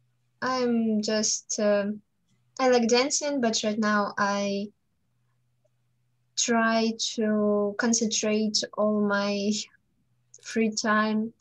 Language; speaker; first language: English; non-native, fluent; Russian